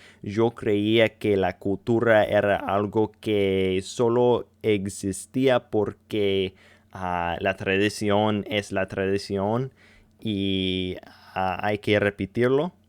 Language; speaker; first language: Spanish; non-native, learner; English